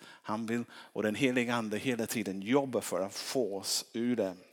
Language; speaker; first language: Swedish; non-native, fluent; English